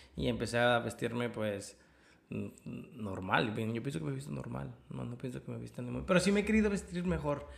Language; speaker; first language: Spanish; early bilingual, other home language; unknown